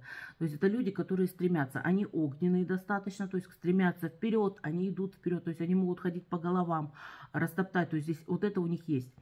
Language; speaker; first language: Russian; native; Russian